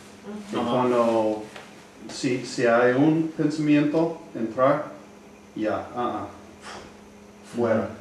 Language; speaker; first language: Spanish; non-native, learner; English